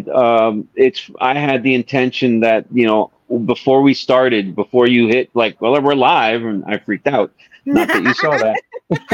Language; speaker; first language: English; native; English